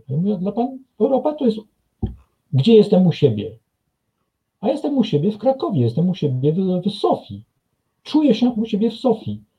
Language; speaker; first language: Polish; non-native, fluent; French